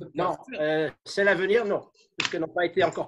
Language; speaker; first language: French; native; French